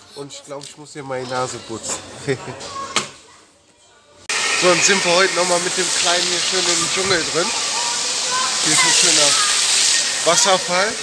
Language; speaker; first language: German; native; German